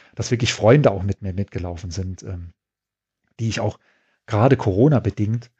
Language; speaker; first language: German; native; German